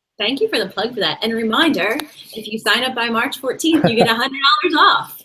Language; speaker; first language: English; native; English